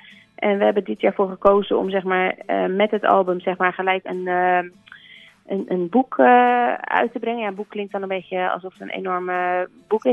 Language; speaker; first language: Dutch; native; Dutch